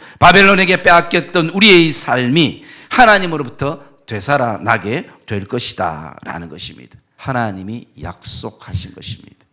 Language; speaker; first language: Korean; native; Korean